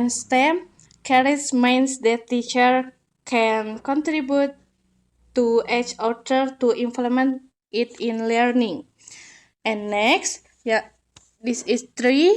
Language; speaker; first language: English; non-native, learner; Indonesian